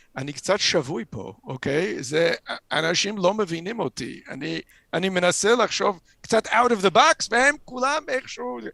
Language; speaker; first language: Hebrew; non-native, fluent; English